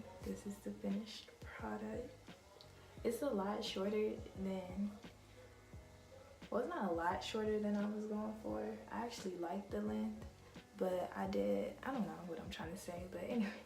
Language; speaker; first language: English; native; English